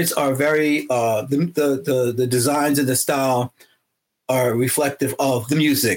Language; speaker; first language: English; native; English